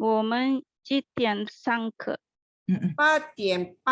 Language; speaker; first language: Chinese; non-native, learner; Indonesian